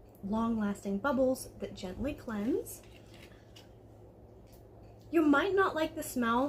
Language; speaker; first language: English; native; English